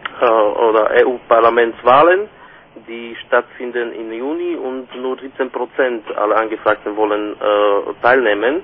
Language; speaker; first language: German; non-native, fluent; Slovak